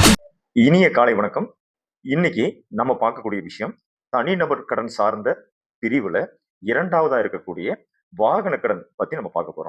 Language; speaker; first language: Tamil; native; Tamil